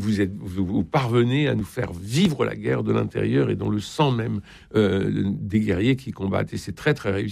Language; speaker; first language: French; native; French